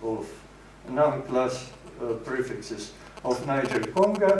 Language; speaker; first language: English; non-native, fluent; Russian